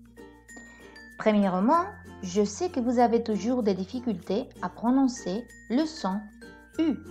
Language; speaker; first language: French; non-native, fluent; Spanish